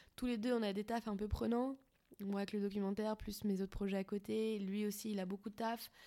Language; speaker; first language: French; native; French